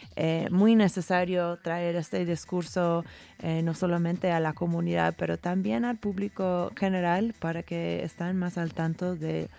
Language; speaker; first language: Spanish; non-native, fluent; English